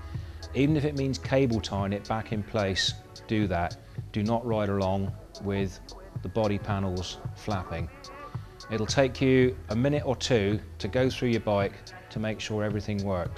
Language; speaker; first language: English; native; English